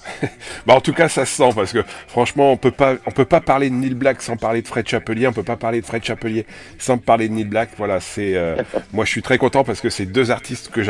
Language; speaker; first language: French; native; French